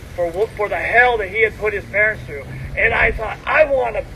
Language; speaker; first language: English; native; English